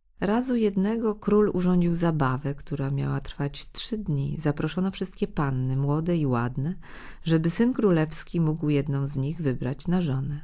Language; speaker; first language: Polish; native; Polish